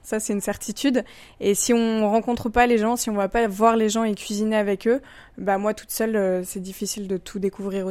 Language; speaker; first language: French; native; French